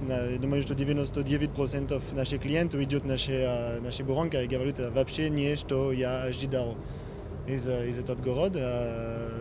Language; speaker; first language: Russian; non-native, learner; French